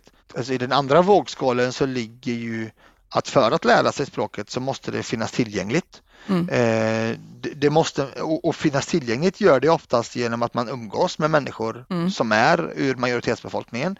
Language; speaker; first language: Swedish; early bilingual, other home language; Arabic